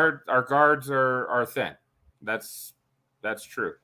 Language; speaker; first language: English; native; English